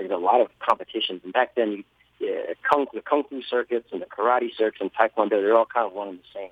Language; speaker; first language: English; native; English